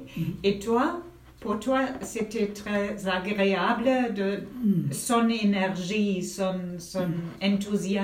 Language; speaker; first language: French; non-native, fluent; German